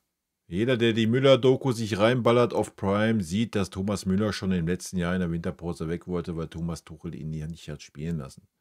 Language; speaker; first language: German; native; German